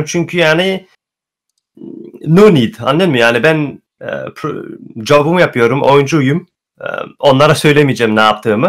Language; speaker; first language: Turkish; early bilingual, heritage; Turkish